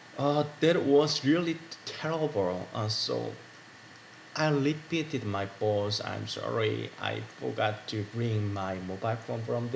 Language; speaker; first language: English; non-native, learner; Korean